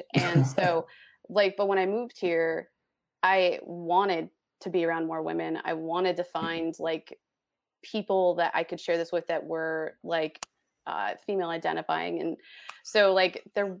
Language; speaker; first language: English; native; English